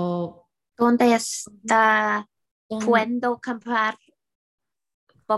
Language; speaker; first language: Spanish; non-native, learner; English